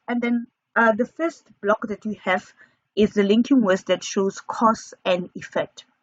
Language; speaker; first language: English; non-native, local second language; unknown